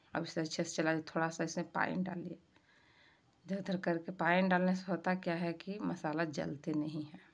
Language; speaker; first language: Hindi; native; Hindi